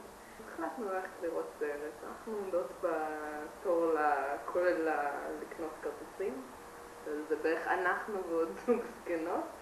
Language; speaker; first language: Hebrew; native; Hebrew